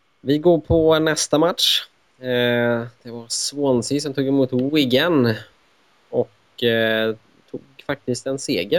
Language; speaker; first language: Swedish; native; Swedish